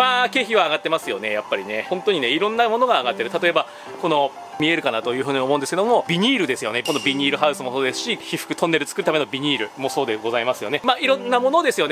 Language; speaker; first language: Japanese; native; Japanese